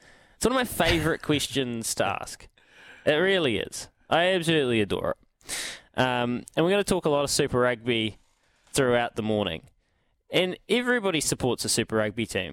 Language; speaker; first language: English; native; English